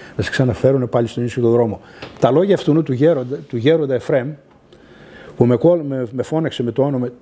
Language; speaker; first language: Greek; early bilingual, other home language; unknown